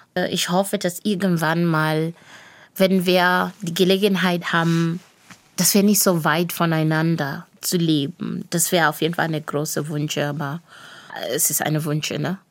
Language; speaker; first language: German; non-native, fluent; Shona